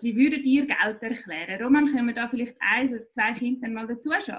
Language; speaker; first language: German; native; German